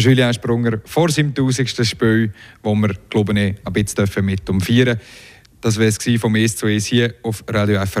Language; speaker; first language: German; native; German